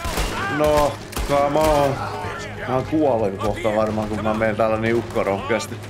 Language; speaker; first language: Finnish; native; Finnish